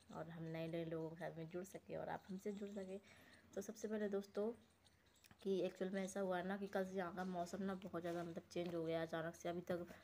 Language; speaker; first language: Hindi; native; Hindi